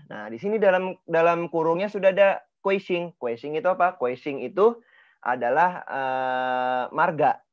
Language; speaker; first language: Indonesian; native; Indonesian